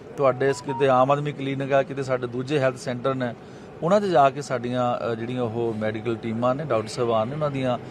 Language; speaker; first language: Punjabi; native; Punjabi